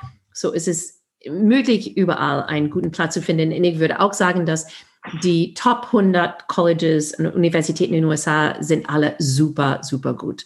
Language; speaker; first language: German; non-native, fluent; English